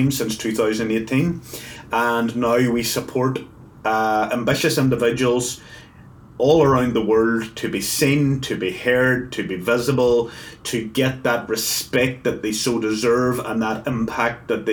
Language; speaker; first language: English; native; English